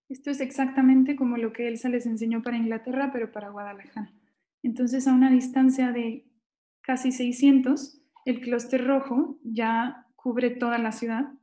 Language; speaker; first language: Spanish; native; Spanish